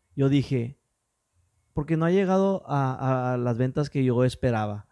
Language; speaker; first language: Spanish; early bilingual, heritage; English